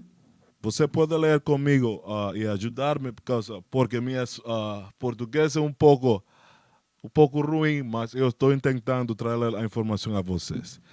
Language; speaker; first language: Portuguese; non-native, learner; Spanish